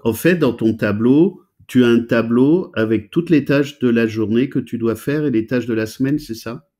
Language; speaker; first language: French; native; French